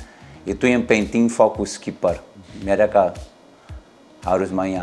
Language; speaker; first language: Indonesian; non-native, learner; Portuguese